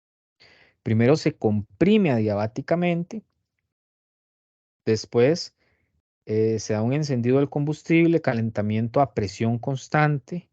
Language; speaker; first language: Spanish; native; Spanish